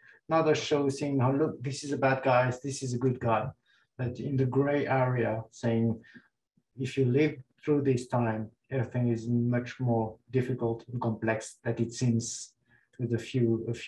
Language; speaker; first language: English; non-native, fluent; French